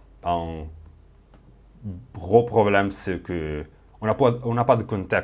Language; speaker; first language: French; non-native, fluent; Spanish